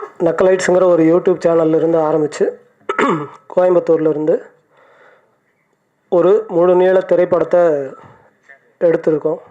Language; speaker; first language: Tamil; native; Tamil